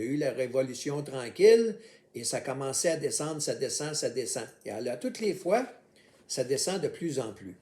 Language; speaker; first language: French; native; French